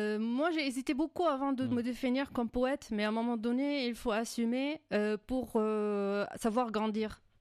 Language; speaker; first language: French; non-native, fluent; Arabic